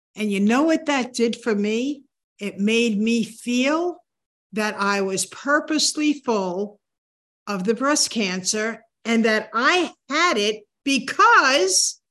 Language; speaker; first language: English; native; English